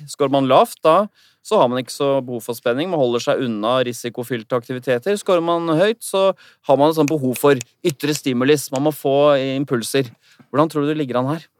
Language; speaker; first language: Norwegian; native; Norwegian